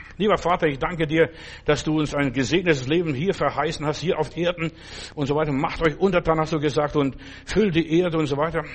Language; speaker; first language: German; non-native, fluent; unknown